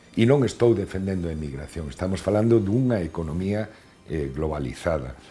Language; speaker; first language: Galician; non-native, local second language; Spanish